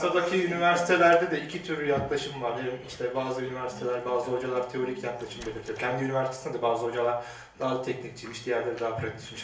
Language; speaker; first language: Turkish; native; Turkish